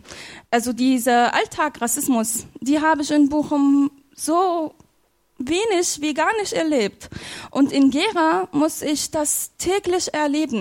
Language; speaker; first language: German; non-native, fluent; Arabic